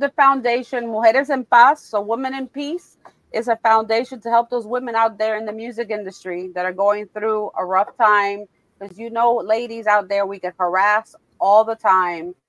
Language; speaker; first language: English; early bilingual, other home language; Spanish